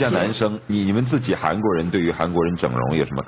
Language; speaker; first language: Chinese; native; Chinese